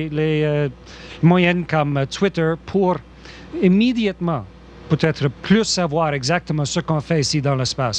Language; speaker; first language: French; non-native, local second language; English